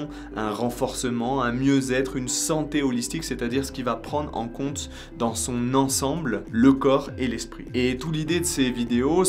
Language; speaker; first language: French; native; French